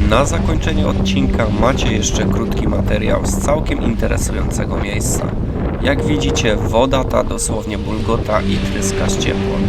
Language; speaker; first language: Polish; native; Polish